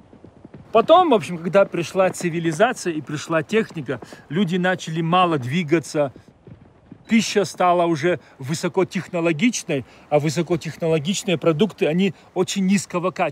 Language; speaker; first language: Russian; native; Russian